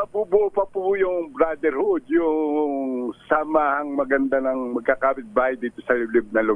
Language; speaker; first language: Filipino; native; Filipino